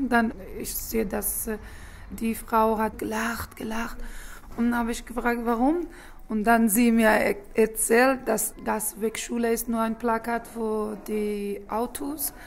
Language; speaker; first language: German; non-native, learner; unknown